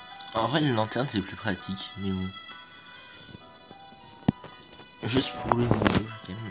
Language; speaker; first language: French; native; French